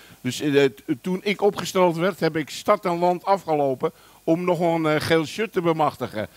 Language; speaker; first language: Dutch; early bilingual, other home language; German